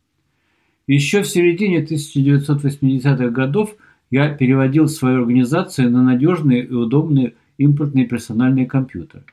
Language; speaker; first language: Russian; native; Russian